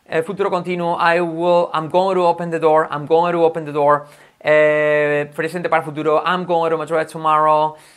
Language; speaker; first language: English; non-native, fluent; Spanish